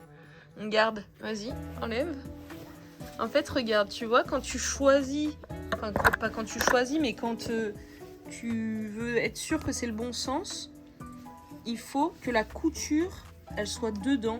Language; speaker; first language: French; native; French